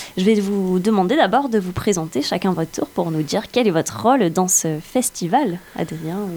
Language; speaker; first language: French; native; French